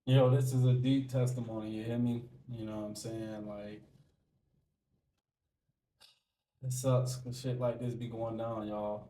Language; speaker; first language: English; native; English